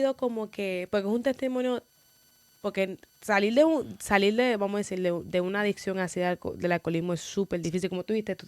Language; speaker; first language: Spanish; early bilingual, other home language; English